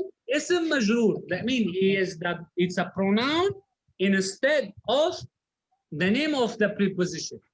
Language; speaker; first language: English; non-native, learner; Arabic